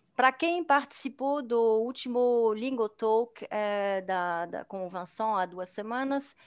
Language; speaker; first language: Portuguese; non-native, fluent; French